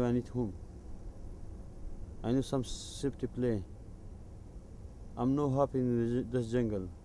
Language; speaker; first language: English; non-native, learner; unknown